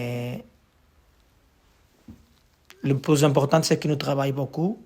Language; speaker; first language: French; non-native, learner; Portuguese